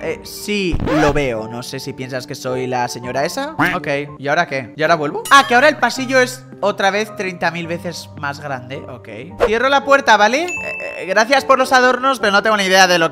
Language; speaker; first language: Spanish; native; Spanish